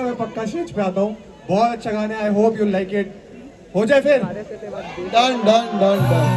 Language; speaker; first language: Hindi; native; Hindi